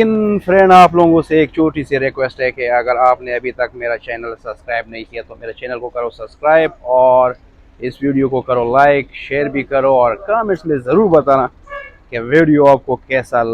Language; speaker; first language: Hindi; non-native, local second language; Punjabi